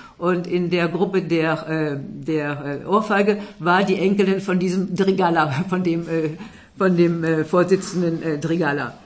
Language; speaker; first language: German; native; German